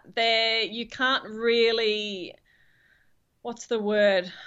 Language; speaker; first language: English; native; English